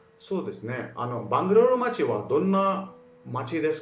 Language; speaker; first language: Japanese; non-native, fluent; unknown